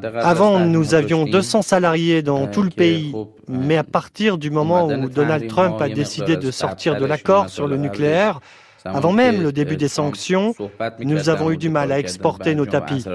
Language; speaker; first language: French; non-native, fluent; Persian